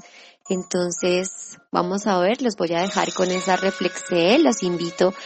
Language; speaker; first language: Spanish; native; Spanish